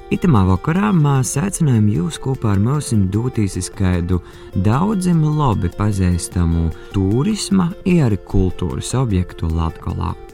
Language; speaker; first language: Latvian; native; Latvian